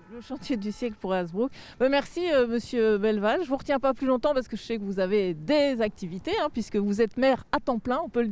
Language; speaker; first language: French; native; French